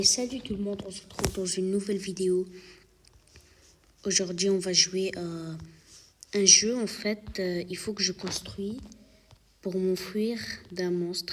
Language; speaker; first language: French; native; French